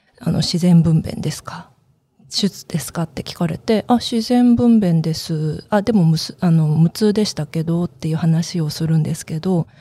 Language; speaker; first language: Japanese; early bilingual, other home language; Korean